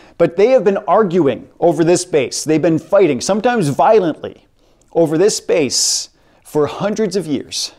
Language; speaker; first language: English; native; English